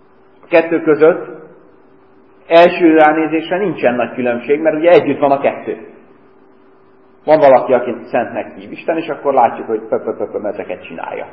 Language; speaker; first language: Hungarian; native; Hungarian